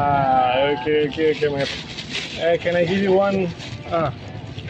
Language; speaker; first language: English; non-native, learner; French